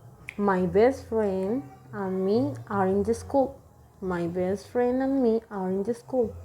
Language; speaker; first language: English; non-native, fluent; Spanish